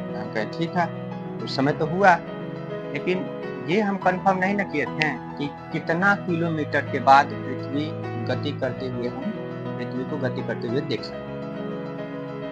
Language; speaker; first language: Hindi; native; Hindi